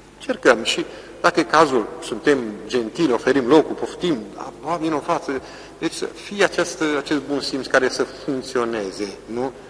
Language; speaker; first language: Romanian; native; Romanian